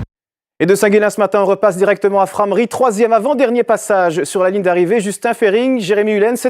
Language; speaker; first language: French; native; French